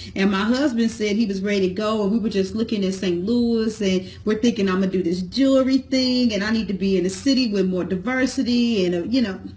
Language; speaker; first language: English; native; English